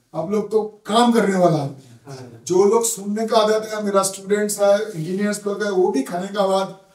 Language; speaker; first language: Hindi; non-native, local second language; Bangla